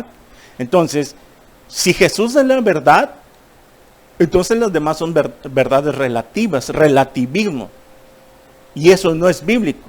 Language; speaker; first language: Spanish; native; Spanish